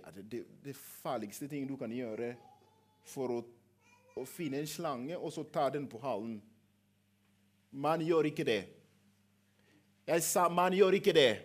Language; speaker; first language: Norwegian; non-native, fluent; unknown